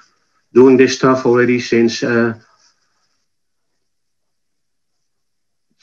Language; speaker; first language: English; non-native, fluent; Dutch